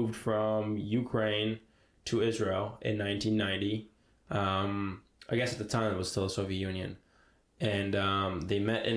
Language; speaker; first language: English; non-native, fluent; Hebrew